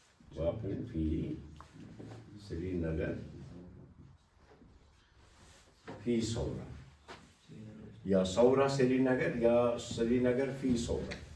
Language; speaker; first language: Arabic; non-native, fluent; Kashmiri